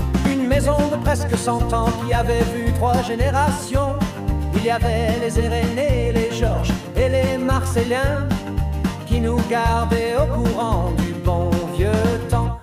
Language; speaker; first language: French; native; French